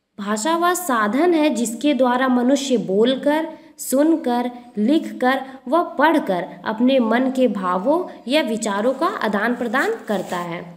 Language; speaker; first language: Hindi; native; Hindi